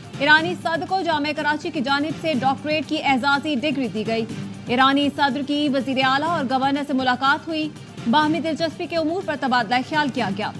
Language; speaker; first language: Urdu; native; Urdu